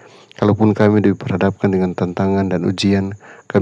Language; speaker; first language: Indonesian; native; Indonesian